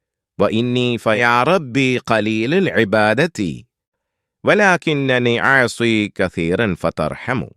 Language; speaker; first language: Arabic; non-native, fluent; Malayalam